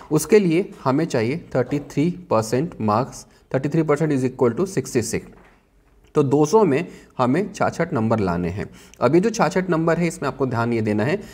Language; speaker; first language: Hindi; native; Hindi